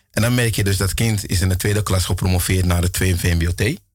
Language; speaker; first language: Dutch; early bilingual, other home language; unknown